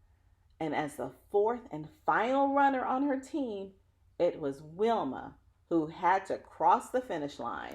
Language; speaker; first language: English; native; English